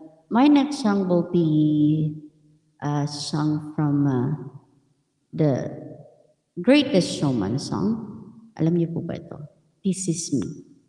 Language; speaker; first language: English; non-native, local second language; Filipino